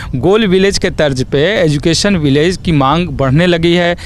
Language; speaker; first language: Hindi; native; Hindi